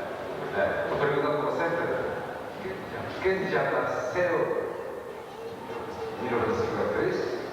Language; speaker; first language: Portuguese; non-native, learner; Japanese